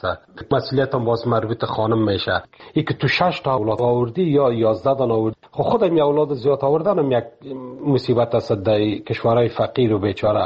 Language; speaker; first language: Persian; native; Persian